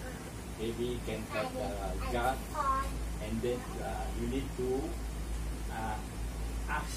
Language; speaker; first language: English; non-native, learner; Filipino